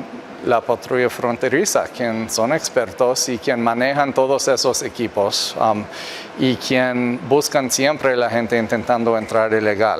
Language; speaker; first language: Spanish; non-native, fluent; English